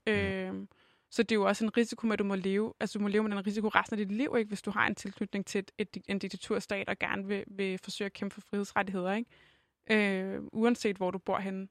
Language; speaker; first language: Danish; native; Danish